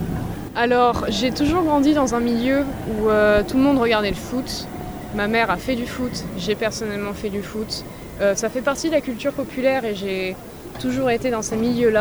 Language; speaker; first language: French; native; French